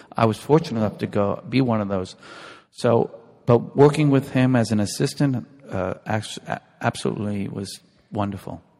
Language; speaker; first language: English; native; English